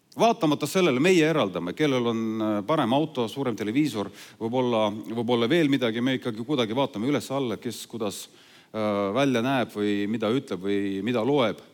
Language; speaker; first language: Estonian; non-native, local second language; Russian